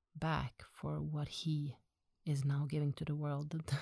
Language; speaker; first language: English; non-native, fluent; Norwegian